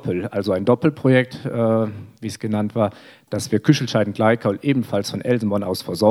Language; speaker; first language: German; native; German